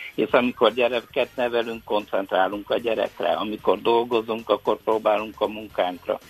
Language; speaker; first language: Hungarian; early bilingual, other home language; Russian